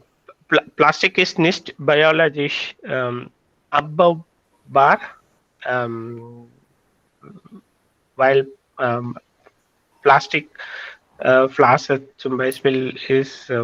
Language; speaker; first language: German; non-native, learner; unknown